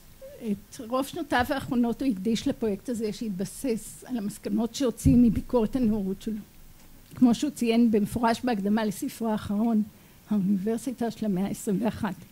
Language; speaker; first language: Hebrew; native; Hebrew